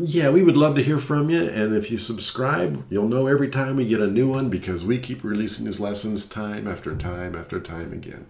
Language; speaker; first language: English; native; English